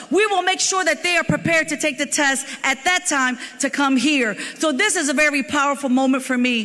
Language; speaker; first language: English; native; English